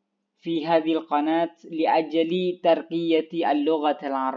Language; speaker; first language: Arabic; non-native, fluent; Indonesian